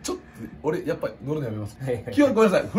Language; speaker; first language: Japanese; native; Japanese